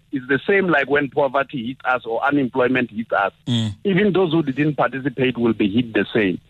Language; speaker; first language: English; non-native, local second language; Tsonga